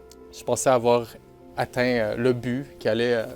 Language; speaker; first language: French; native; French